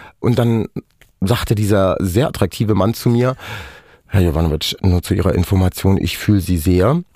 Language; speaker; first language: German; non-native, local second language; Romany